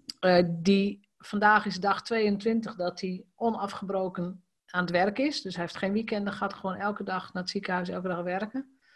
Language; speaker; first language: Dutch; native; Dutch